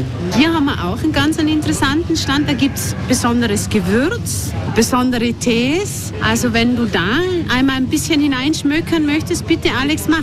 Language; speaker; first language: German; native; German